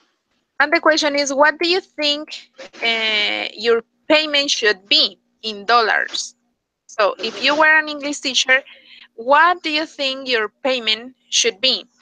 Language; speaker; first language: English; non-native, fluent; Spanish